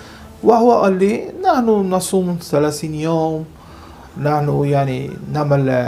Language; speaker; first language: Arabic; non-native, learner; Portuguese